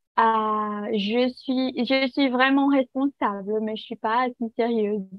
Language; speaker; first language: French; non-native, learner; Portuguese